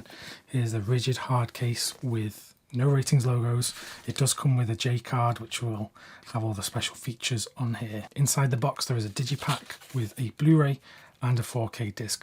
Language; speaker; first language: English; native; English